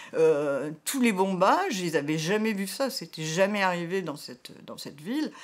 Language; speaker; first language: French; native; French